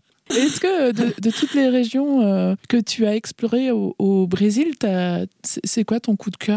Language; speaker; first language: French; native; French